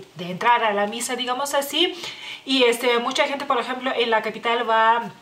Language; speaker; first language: Spanish; non-native, fluent; Lithuanian